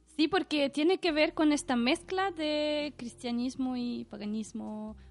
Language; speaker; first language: Spanish; non-native, fluent; Russian